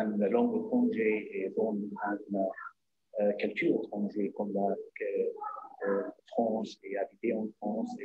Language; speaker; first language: French; non-native, learner; Arabic